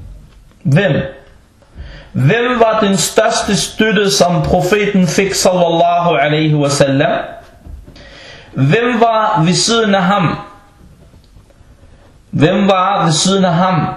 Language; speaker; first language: Danish; non-native, local second language; Arabic